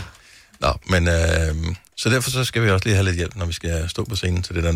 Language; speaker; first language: Danish; native; Danish